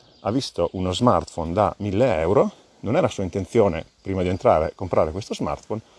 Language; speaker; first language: Italian; native; Italian